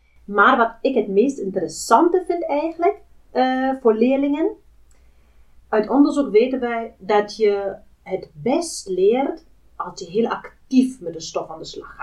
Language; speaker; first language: Dutch; non-native, fluent; German